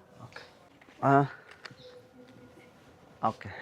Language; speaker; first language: Arabic; non-native, learner; Telugu